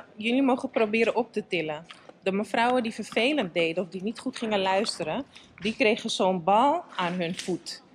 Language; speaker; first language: Dutch; native; Dutch